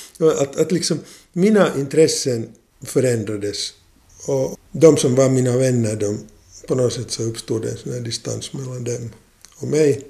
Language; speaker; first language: Swedish; native; Swedish